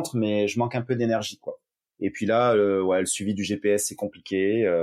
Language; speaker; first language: French; native; French